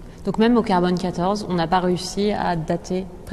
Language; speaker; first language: French; native; French